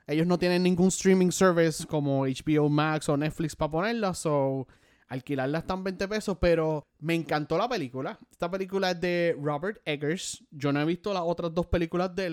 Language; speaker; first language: Spanish; native; Spanish